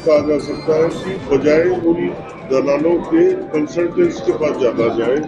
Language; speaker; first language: Hindi; native; Hindi